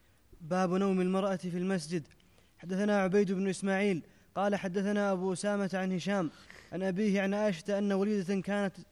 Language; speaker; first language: Arabic; native; Arabic